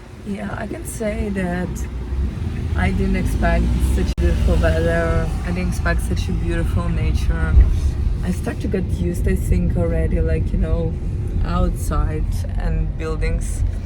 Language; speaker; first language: English; non-native, fluent; Ukrainian